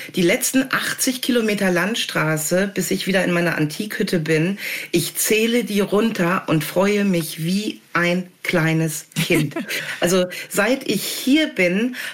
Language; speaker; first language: German; native; German